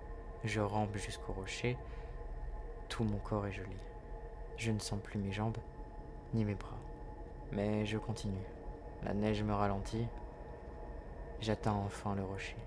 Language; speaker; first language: French; native; French